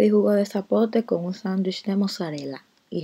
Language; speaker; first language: Spanish; native; Spanish